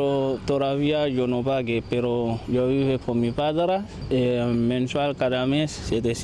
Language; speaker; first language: Spanish; non-native, learner; Haitian Creole